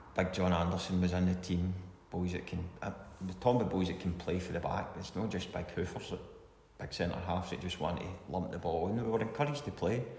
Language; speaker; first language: English; native; English